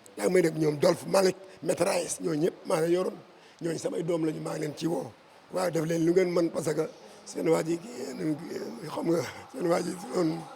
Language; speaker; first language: Wolof; native; Wolof